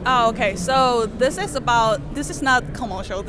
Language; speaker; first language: English; non-native, learner; Korean